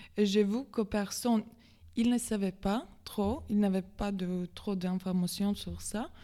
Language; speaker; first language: French; non-native, learner; Latvian